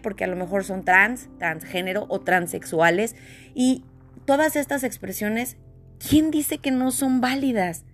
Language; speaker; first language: Spanish; native; Spanish